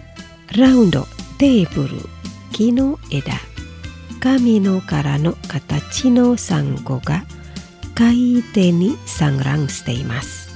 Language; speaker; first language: Japanese; non-native, fluent; Indonesian